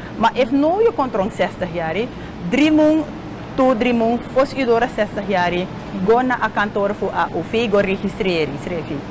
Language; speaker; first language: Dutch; native; Dutch